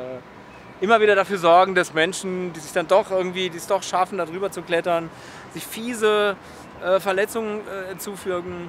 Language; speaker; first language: German; native; German